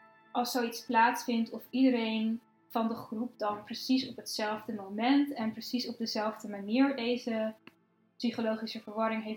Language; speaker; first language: Dutch; native; Dutch